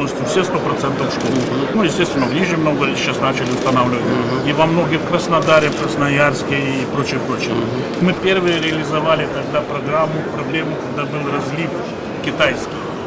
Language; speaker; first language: Russian; native; Russian